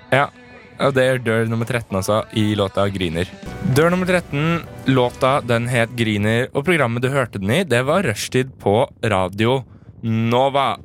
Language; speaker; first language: Norwegian; native; Norwegian